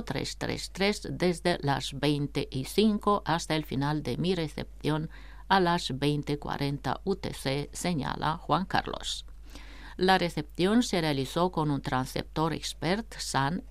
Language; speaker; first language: Spanish; non-native, fluent; Romanian